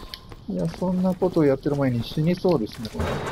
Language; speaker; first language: Japanese; native; Japanese